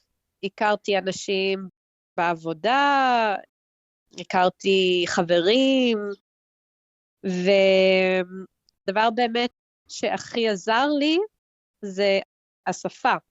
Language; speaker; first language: Hebrew; early bilingual, heritage; Hebrew